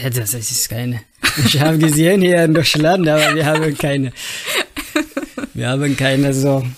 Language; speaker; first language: German; non-native, learner; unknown